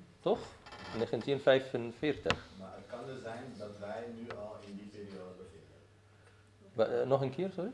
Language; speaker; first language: Dutch; non-native, fluent; Arabic